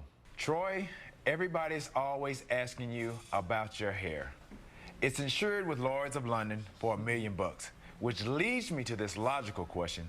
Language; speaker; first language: English; native; English